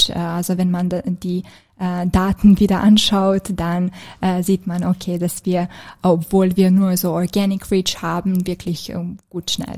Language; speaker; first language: German; non-native, fluent; Serbian